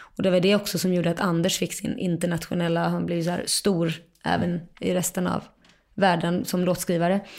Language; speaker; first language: Swedish; native; Swedish